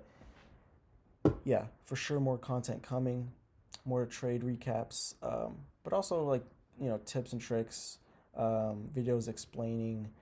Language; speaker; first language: English; native; English